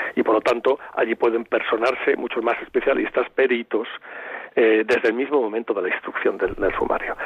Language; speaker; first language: Spanish; native; Spanish